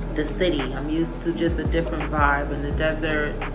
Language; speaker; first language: English; native; English